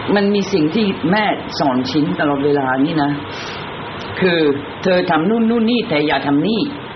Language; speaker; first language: Thai; non-native, fluent; French